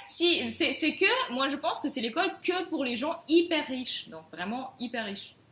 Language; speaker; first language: French; non-native, fluent; Russian